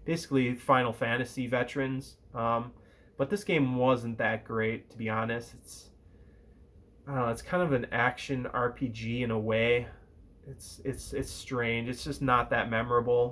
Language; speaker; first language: English; native; English